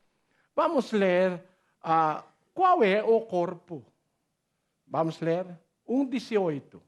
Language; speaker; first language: Portuguese; non-native, learner; Filipino